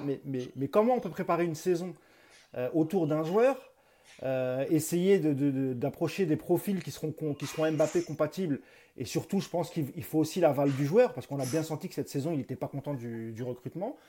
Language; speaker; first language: French; native; French